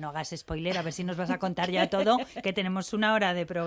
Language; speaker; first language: Spanish; native; Spanish